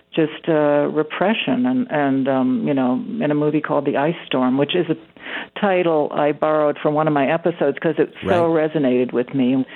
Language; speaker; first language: English; native; English